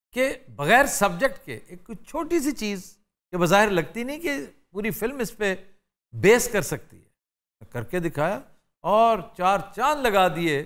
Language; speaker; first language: Urdu; non-native, local second language; Punjabi